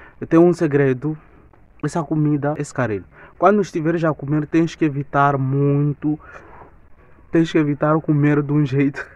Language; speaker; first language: Portuguese; non-native, local second language; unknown